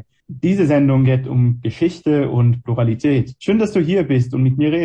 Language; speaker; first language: German; non-native, fluent; Hebrew